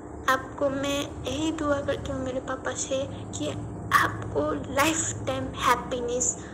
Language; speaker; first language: Hindi; non-native, learner; Nepali